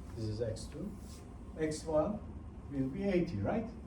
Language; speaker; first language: English; non-native, fluent; Turkish